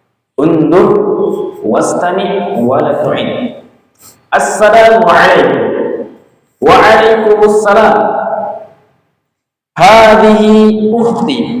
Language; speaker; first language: Arabic; non-native, fluent; Indonesian